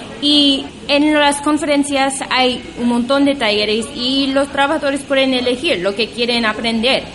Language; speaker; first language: Spanish; non-native, fluent; English